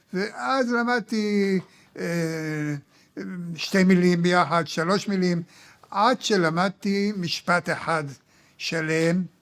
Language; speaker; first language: Hebrew; early bilingual, other home language; Arabic